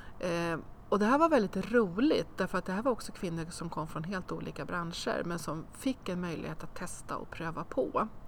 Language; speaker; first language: Swedish; native; Swedish